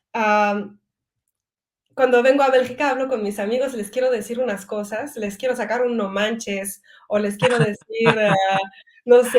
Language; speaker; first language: Spanish; early bilingual, heritage; French